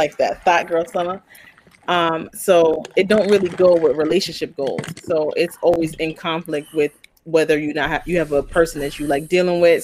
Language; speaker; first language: English; early bilingual, other home language; Spanish